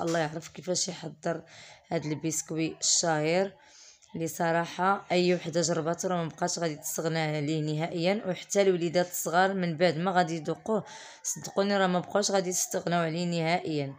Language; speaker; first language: Arabic; native; Arabic